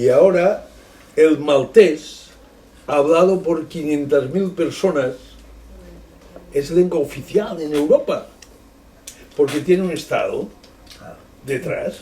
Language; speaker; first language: Spanish; non-native, local second language; Catalan